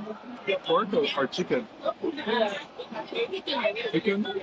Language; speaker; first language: English; non-native, learner; French